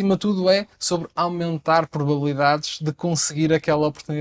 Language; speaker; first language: Portuguese; native; Portuguese